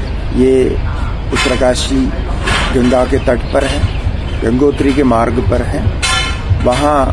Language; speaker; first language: Hindi; non-native, local second language; Malayalam